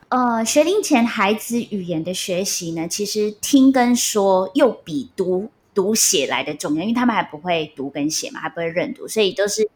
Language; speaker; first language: Chinese; non-native, local second language; Min Nan Chinese